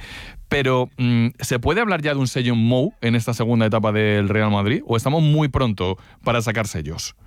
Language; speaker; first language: Spanish; native; Spanish